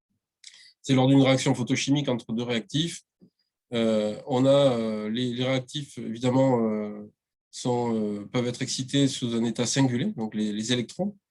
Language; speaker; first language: French; native; French